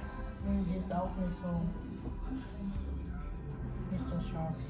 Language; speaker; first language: German; non-native, learner; Filipino